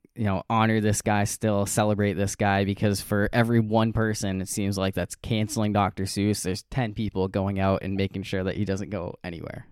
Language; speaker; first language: English; native; English